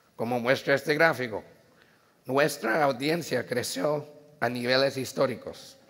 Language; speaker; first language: Spanish; early bilingual, heritage; Spanish